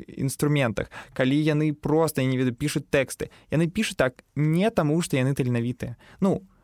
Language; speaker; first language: Belarusian; non-native, local second language; Russian